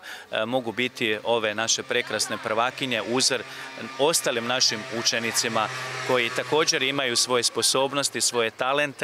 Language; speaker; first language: Croatian; native; Croatian